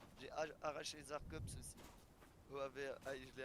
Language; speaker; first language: French; native; French